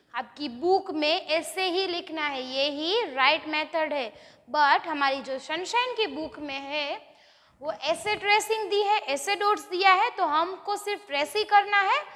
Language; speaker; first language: Hindi; non-native, local second language; Gujarati